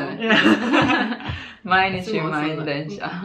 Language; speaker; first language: Japanese; non-native, fluent; Italian